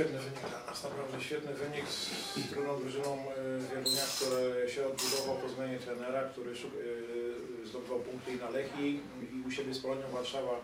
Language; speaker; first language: Polish; native; Polish